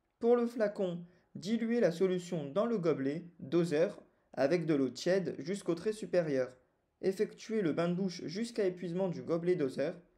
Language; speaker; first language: French; native; French